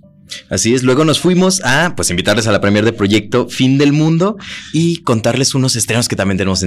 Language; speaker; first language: Spanish; native; Spanish